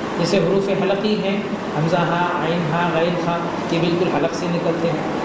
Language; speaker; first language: Urdu; native; Urdu